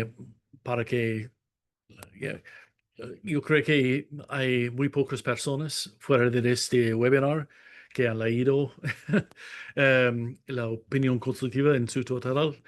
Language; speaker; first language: Spanish; non-native, fluent; English